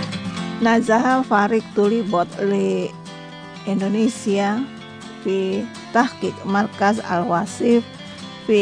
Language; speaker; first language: Arabic; non-native, fluent; Indonesian